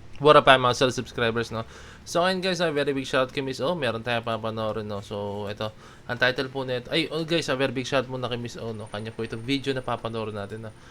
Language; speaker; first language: Filipino; native; Filipino